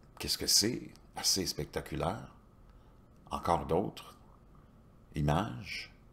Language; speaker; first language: French; native; French